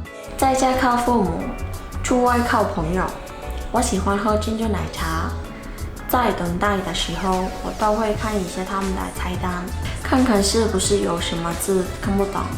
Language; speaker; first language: Chinese; non-native, fluent; Mongolian